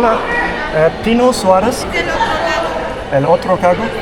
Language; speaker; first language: Spanish; non-native, learner; German